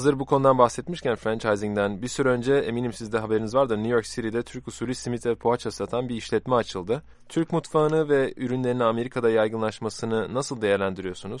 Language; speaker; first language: Turkish; native; Turkish